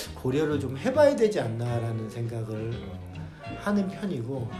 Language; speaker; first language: Korean; native; Korean